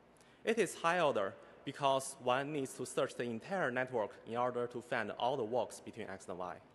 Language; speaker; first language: English; non-native, fluent; Chinese